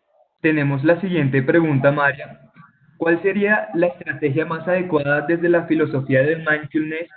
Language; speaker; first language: Spanish; native; Spanish